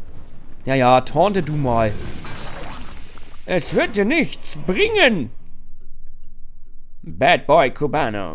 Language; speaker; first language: German; native; German